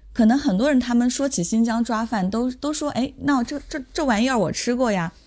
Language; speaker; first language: Chinese; native; Chinese